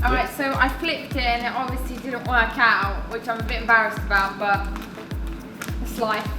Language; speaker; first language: English; native; English